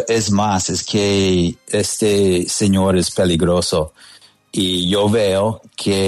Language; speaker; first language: Spanish; non-native, fluent; English